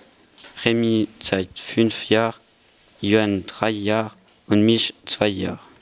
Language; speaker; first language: German; non-native, learner; French